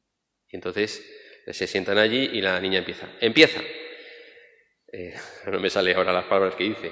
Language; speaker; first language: Spanish; native; Spanish